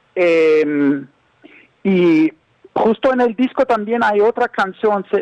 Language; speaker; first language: Spanish; non-native, fluent; German